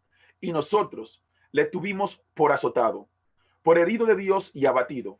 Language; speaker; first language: Spanish; native; Spanish